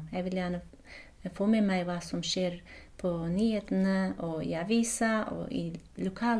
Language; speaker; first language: Norwegian; non-native, fluent; Kurdish